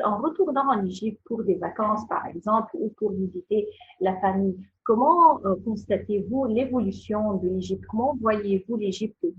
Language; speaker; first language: French; non-native, fluent; Arabic